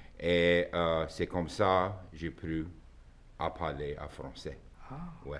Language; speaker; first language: French; native; French